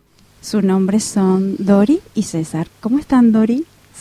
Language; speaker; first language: Spanish; native; Spanish